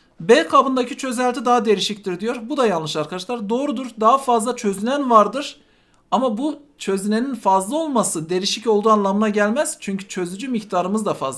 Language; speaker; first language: Turkish; native; Turkish